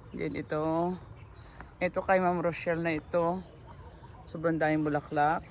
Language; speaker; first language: Filipino; native; Filipino